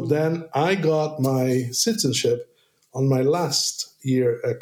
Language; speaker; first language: English; non-native, fluent; Portuguese